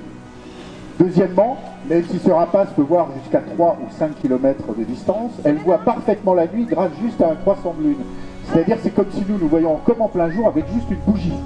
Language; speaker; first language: French; native; French